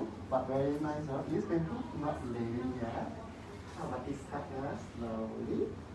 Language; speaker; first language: English; non-native, local second language; Cantonese